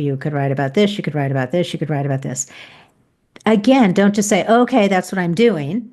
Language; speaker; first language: English; native; English